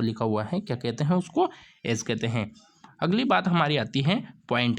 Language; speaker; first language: Hindi; native; Hindi